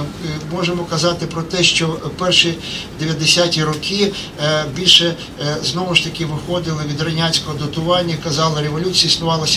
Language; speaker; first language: Ukrainian; native; Ukrainian